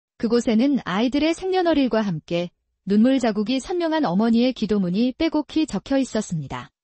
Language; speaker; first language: Korean; native; Korean